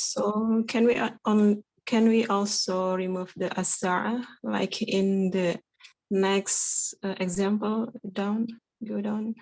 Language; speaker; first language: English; non-native, learner; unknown